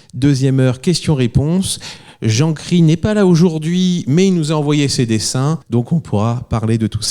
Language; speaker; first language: French; native; French